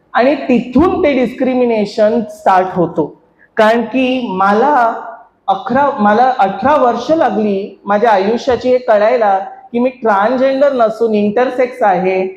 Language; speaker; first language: Marathi; non-native, local second language; Hindi